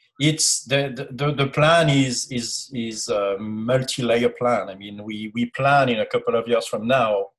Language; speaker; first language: English; non-native, fluent; French